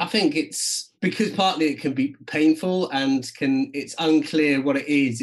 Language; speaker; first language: English; native; English